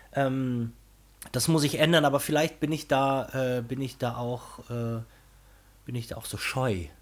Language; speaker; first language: German; non-native, fluent; Portuguese